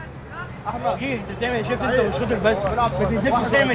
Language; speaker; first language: Arabic; native; Arabic